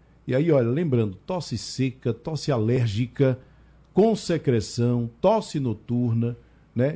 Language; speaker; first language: Portuguese; native; Portuguese